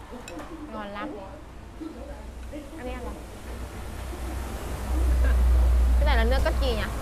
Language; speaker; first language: Vietnamese; non-native, fluent; Thai